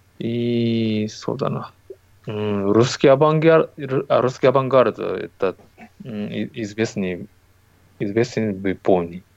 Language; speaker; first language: Russian; non-native, learner; Japanese